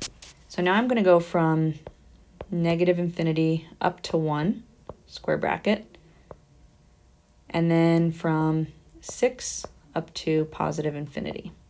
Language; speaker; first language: English; native; English